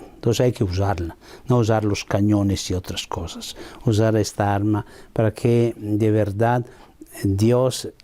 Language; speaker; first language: Spanish; non-native, fluent; Italian